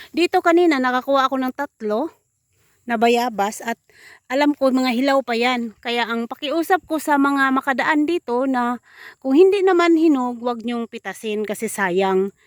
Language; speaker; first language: Filipino; native; Filipino